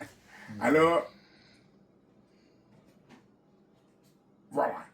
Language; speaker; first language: French; non-native, local second language; Kongo